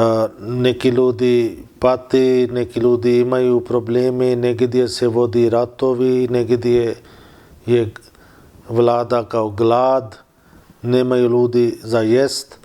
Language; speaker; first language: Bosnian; non-native, learner; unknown